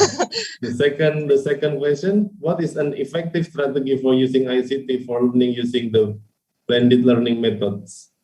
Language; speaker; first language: English; non-native, fluent; Indonesian